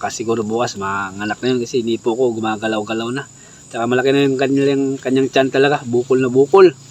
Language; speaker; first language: Filipino; non-native, local second language; Cebuano